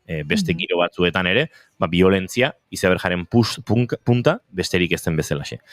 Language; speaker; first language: Basque; native; Basque